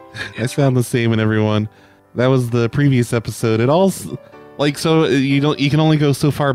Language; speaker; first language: English; native; English